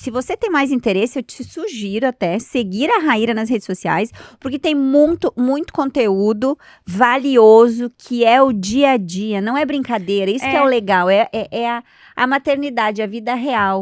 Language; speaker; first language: Portuguese; native; Portuguese